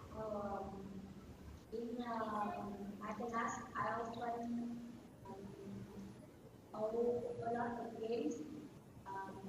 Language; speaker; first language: English; non-native, learner; Vietnamese